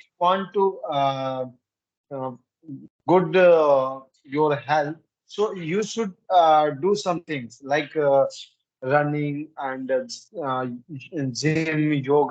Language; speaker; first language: English; non-native, learner; Hindi